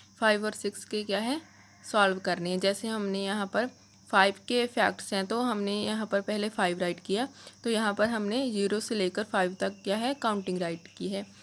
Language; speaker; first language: Hindi; non-native, local second language; Punjabi